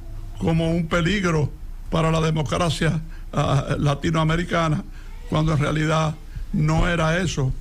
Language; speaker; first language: Spanish; native; Spanish